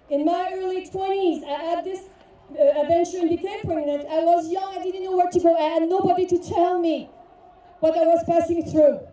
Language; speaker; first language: English; native; English